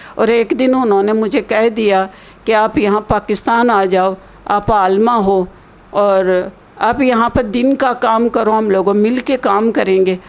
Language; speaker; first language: Hindi; native; Hindi